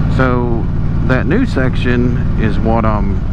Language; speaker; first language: English; native; English